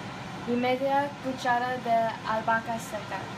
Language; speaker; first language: Spanish; non-native, learner; English